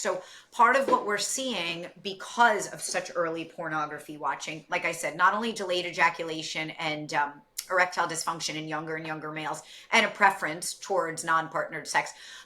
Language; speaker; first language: English; native; English